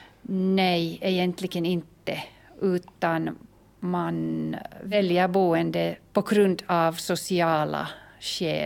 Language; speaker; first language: Swedish; non-native, fluent; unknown